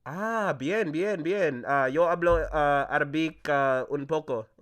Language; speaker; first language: Spanish; non-native, learner; English